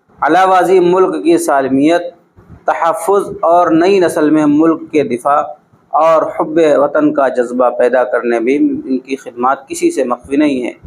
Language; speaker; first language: Urdu; native; Urdu